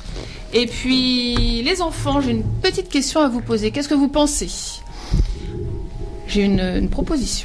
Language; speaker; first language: French; native; French